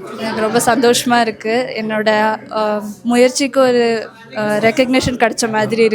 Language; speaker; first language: Tamil; early bilingual, heritage; Tamil